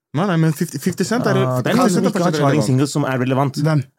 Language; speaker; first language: Norwegian; early bilingual, other home language; Turkish